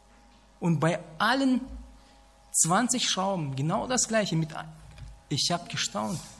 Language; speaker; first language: German; non-native, fluent; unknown